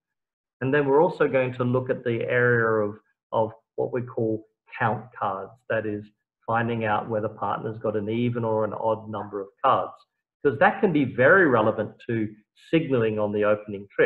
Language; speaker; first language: English; native; English